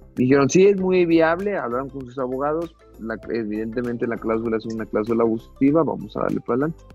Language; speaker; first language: Spanish; native; Spanish